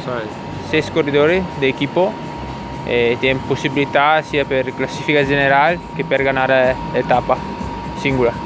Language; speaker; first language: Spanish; non-native, learner; Italian